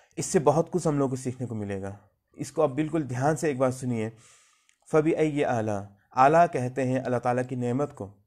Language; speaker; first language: Hindi; native; Hindi